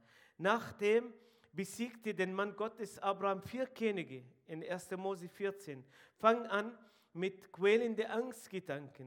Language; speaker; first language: German; non-native, fluent; Arabic